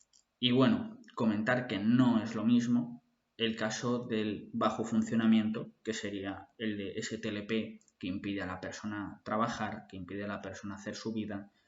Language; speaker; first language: Spanish; native; Spanish